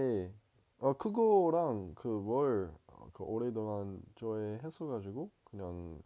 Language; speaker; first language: Korean; non-native, learner; English